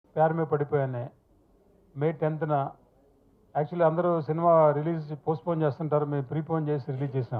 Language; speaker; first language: Telugu; native; Telugu